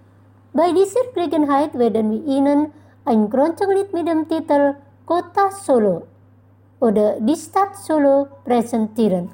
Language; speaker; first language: German; non-native, fluent; Indonesian